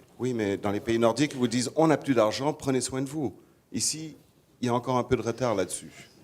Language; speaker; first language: French; non-native, fluent; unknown